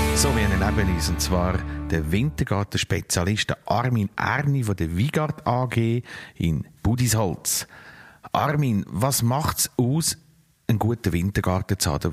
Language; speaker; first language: German; native; German